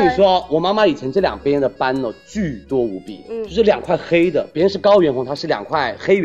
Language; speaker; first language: Chinese; native; Chinese